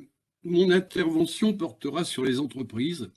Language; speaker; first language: French; native; French